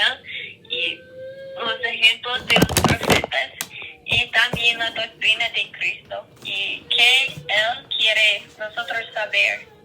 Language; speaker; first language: Spanish; non-native, learner; English